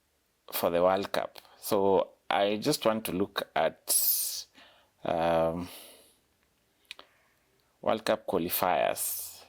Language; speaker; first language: English; non-native, local second language; Swahili